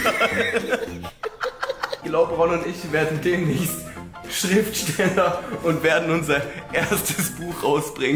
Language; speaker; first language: German; native; German